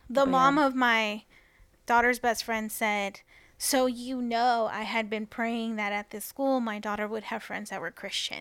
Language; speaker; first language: English; early bilingual, other home language; Spanish